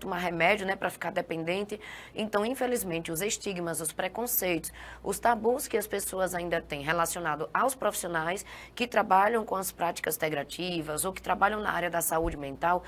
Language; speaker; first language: Portuguese; native; Portuguese